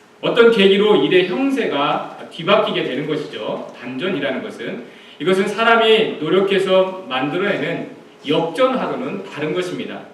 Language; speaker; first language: Korean; native; Korean